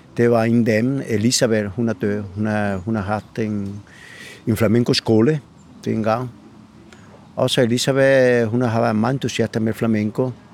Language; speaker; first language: Danish; non-native, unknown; Spanish